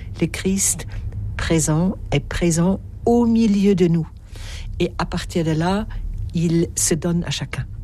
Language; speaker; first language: French; native; French